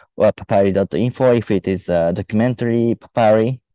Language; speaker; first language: English; non-native, fluent; Japanese